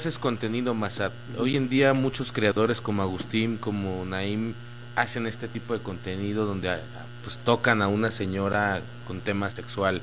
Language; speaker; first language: Spanish; native; Spanish